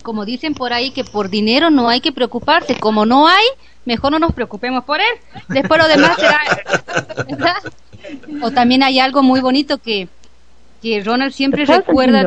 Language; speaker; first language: Spanish; native; Spanish